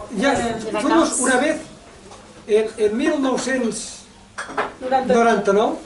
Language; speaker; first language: Spanish; non-native, local second language; Catalan